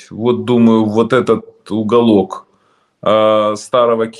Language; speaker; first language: Russian; native; Russian